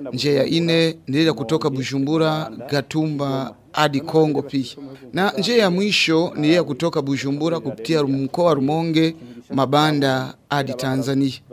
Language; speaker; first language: Swahili; non-native, local second language; Rundi